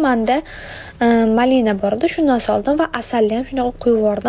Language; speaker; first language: Uzbek; native; Uzbek